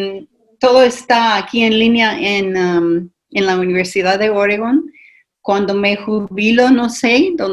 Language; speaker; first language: Spanish; non-native, fluent; English